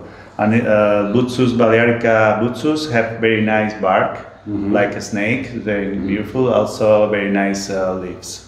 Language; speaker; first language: English; non-native, learner; Spanish